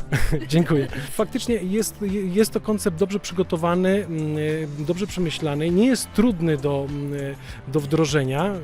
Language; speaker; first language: Polish; early bilingual, other home language; Italian